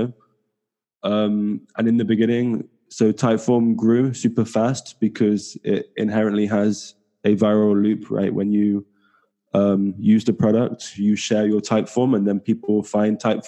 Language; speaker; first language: English; native; English